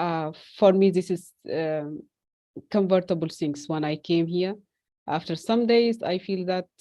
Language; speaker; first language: English; non-native, fluent; Arabic